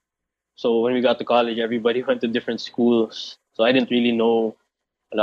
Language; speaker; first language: English; non-native, local second language; Bikol